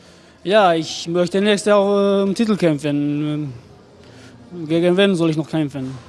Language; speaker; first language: German; non-native, learner; Tajik